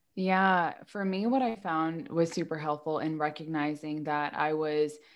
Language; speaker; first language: English; native; English